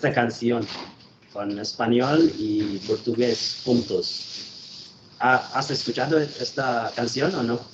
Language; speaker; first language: Spanish; non-native, learner; Bangla